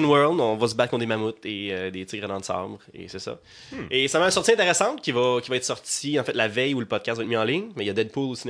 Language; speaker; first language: French; native; French